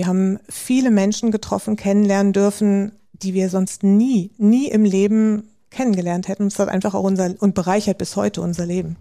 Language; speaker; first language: German; native; German